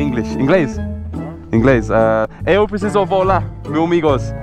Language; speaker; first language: Portuguese; non-native, learner; English